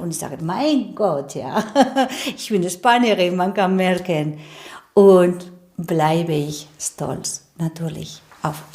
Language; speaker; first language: German; non-native, fluent; Spanish